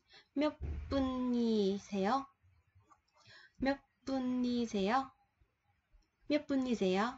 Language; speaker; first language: Korean; non-native, fluent; Vietnamese